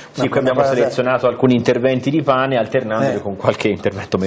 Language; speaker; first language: Italian; native; Italian